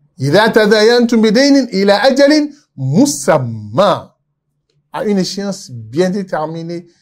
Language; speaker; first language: French; non-native, local second language; Yoruba